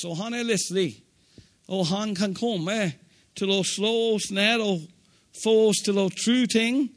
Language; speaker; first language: Swedish; non-native, fluent; English